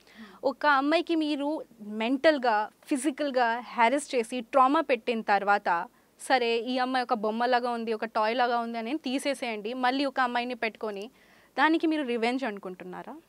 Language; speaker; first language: Telugu; non-native, local second language; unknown